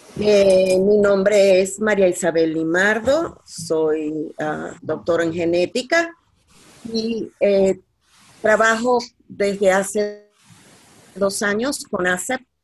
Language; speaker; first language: Spanish; non-native, learner; Swedish